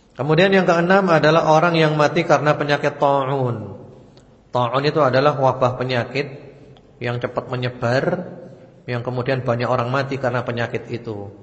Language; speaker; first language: Indonesian; native; Indonesian